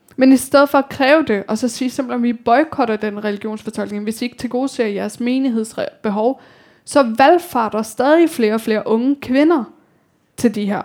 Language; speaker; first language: Danish; early bilingual, other home language; Persian